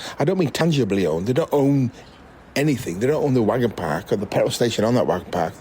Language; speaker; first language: English; native; English